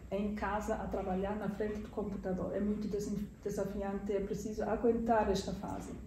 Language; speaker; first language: Portuguese; non-native, fluent; German